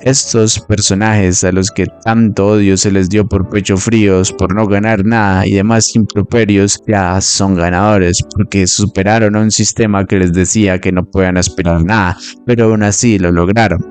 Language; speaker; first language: Spanish; native; Spanish